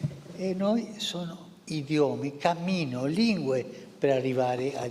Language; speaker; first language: Italian; early bilingual, heritage; Spanish